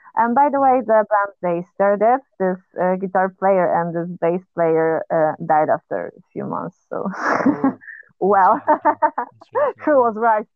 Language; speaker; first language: English; non-native, fluent; Polish